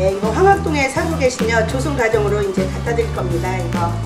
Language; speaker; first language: Korean; native; Korean